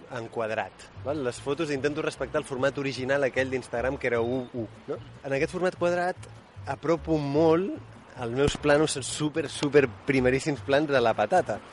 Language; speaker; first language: Catalan; native; Catalan